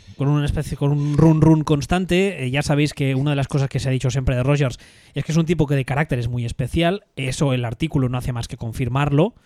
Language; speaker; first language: Spanish; native; Spanish